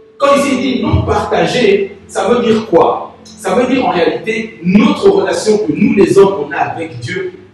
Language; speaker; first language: French; non-native, local second language; Lingala